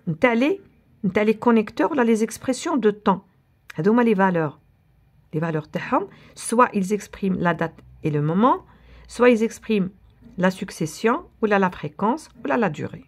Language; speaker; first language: French; non-native, local second language; Arabic